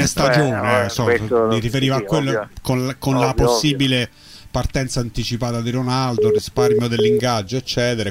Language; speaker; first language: Italian; native; Italian